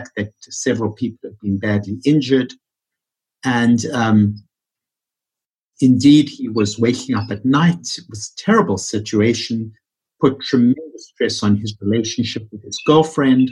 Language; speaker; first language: English; native; English